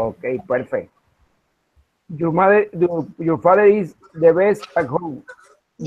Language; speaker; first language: English; non-native, learner; Spanish